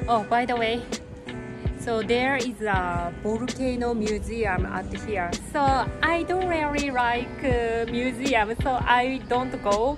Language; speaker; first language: English; non-native, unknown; Japanese